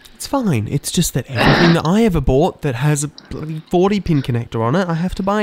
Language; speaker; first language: English; native; English